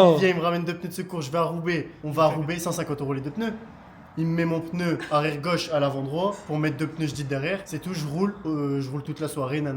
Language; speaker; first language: French; native; French